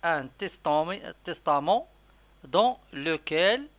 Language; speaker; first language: French; non-native, local second language; Arabic